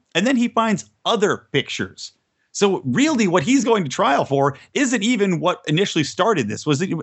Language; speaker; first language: English; native; English